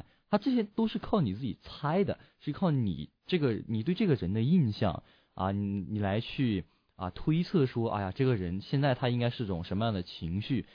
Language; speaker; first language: Chinese; native; Chinese